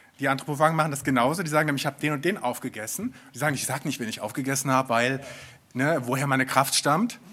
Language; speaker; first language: German; native; German